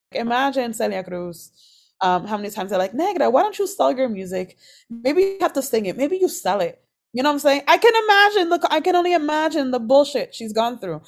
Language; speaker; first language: English; early bilingual, other home language; Spanish